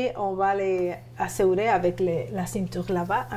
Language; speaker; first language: French; non-native, fluent; Spanish